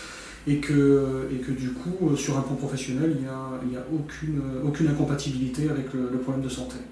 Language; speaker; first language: French; native; French